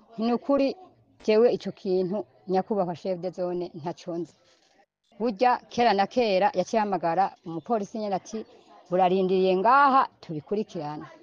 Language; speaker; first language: Rundi; native; Rundi